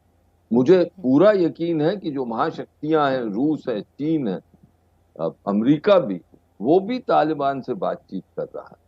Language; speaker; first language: Hindi; native; Hindi